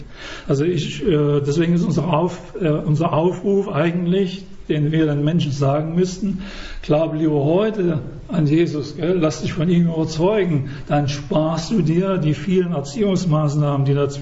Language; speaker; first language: German; native; German